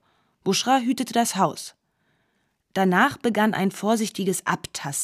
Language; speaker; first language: German; native; German